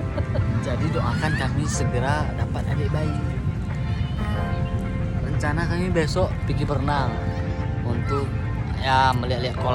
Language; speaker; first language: Indonesian; non-native, local second language; Achinese